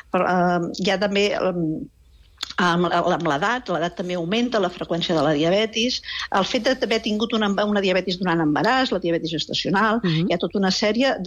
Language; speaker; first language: Catalan; native; Catalan